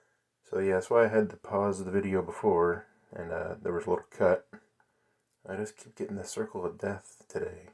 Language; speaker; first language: English; native; English